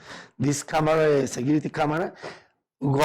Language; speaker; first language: English; non-native, learner; Spanish